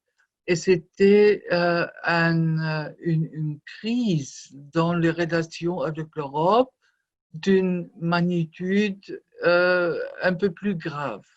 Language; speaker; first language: French; non-native, fluent; German